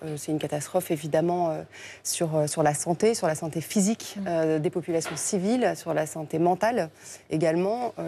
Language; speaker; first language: French; native; French